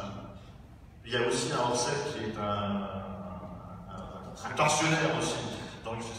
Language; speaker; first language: French; native; French